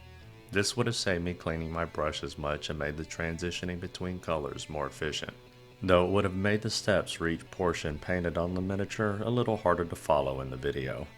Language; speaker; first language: English; native; English